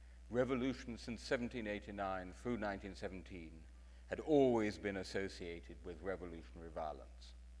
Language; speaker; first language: English; native; English